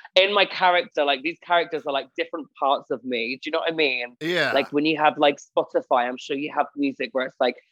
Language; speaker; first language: English; native; English